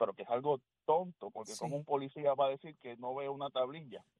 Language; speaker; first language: Spanish; native; Spanish